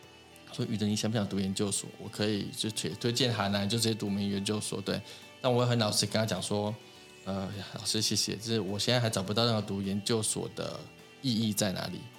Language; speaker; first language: Chinese; native; Chinese